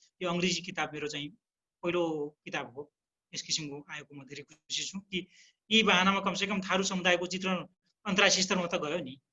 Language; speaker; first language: Nepali; non-native, local second language; Rana Tharu